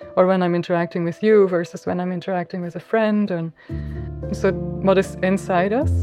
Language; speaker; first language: English; non-native, fluent; Dutch